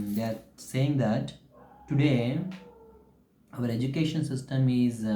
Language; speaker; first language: English; non-native, local second language; Kannada